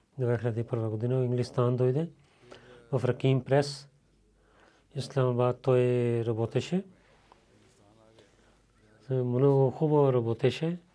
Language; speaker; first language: Bulgarian; non-native, learner; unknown